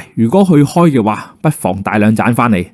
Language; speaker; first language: Cantonese; native; Cantonese